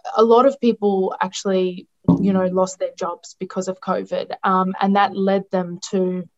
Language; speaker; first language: English; non-native, local second language; Greek